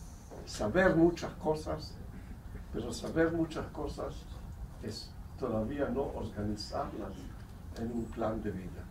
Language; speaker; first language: Spanish; non-native, fluent; Hebrew